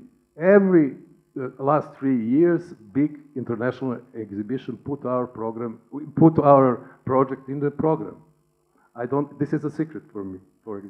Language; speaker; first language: English; non-native, learner; Serbian